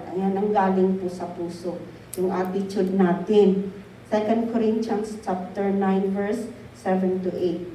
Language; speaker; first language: Filipino; native; Filipino